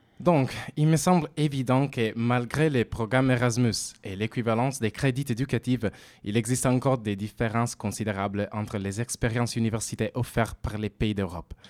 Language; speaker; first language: French; non-native, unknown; Italian